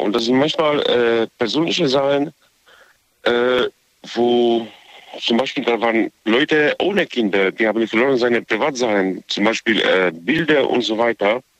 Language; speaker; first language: German; non-native, learner; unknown